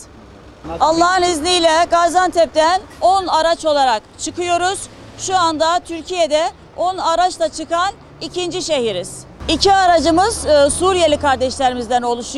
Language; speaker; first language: Turkish; native; Turkish